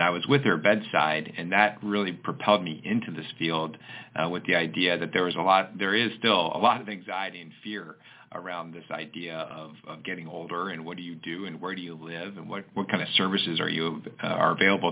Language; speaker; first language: English; native; English